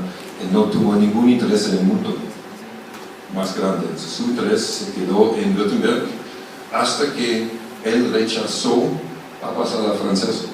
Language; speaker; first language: Spanish; non-native, fluent; German